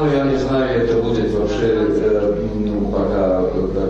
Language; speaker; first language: Russian; non-native, learner; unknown